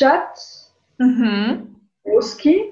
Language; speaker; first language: Russian; non-native, learner; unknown